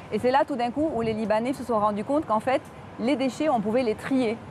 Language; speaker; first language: French; non-native, local second language; Arabic